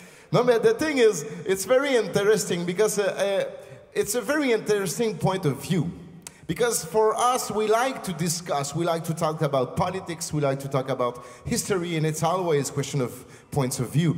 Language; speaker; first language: English; non-native, fluent; French